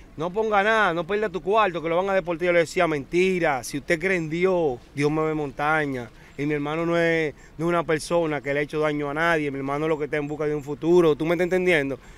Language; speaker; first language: Spanish; native; Spanish